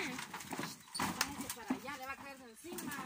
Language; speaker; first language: Spanish; native; Spanish